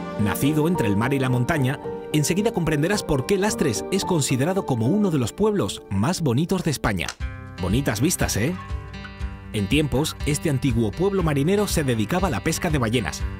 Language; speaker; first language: Spanish; native; Spanish